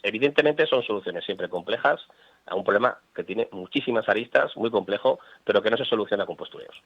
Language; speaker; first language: Spanish; native; Spanish